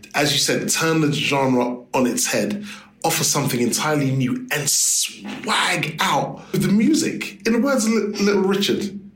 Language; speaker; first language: English; native; English